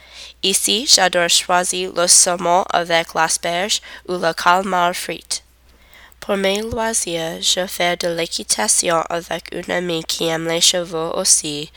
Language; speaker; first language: French; non-native, learner; English